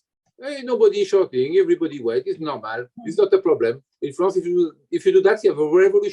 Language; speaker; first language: English; non-native, learner; French